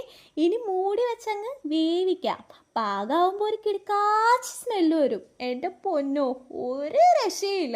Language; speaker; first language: Malayalam; native; Malayalam